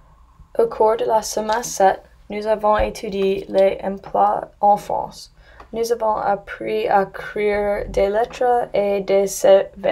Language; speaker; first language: French; non-native, learner; English